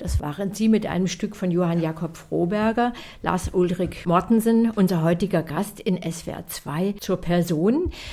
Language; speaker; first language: German; native; German